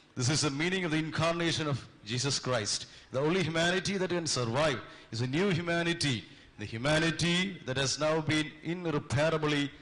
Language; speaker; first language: English; non-native, local second language; Malayalam